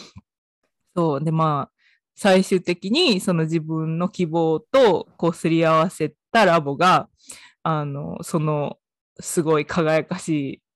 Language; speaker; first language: Japanese; native; Japanese